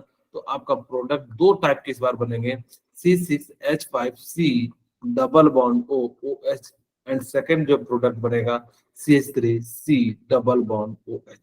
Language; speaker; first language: Hindi; native; Hindi